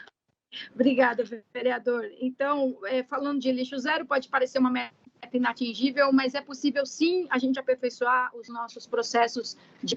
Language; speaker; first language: Portuguese; native; Portuguese